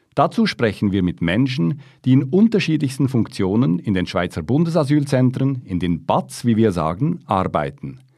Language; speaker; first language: German; native; German